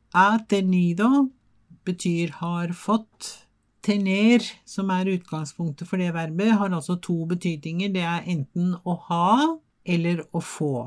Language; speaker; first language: Norwegian; non-native, fluent; Spanish